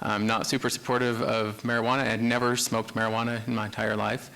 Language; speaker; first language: English; native; English